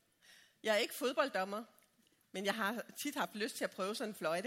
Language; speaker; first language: Danish; native; Danish